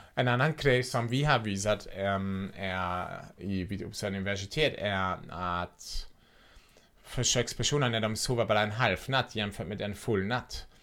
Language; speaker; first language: Swedish; non-native, fluent; German